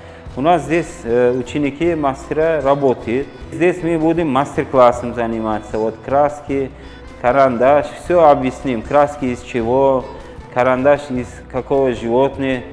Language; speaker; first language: Russian; non-native, learner; Uzbek